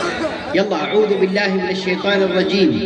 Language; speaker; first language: Arabic; native; Arabic